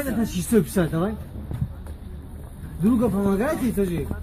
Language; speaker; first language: Russian; non-native, learner; Tajik